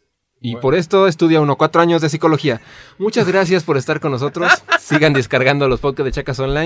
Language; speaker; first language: Spanish; native; Spanish